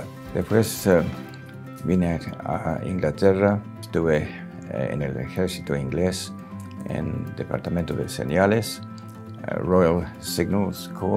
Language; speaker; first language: Spanish; non-native, local second language; English